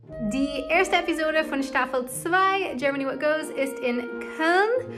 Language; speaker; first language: German; non-native, fluent; English